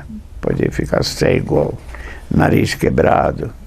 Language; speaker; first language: Portuguese; non-native, fluent; English